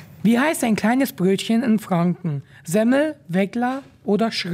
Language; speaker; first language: German; native; German